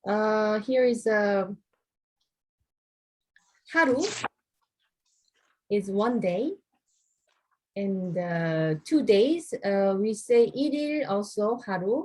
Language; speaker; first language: English; non-native, fluent; Korean